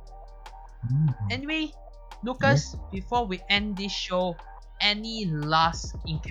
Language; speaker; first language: English; non-native, local second language; Chinese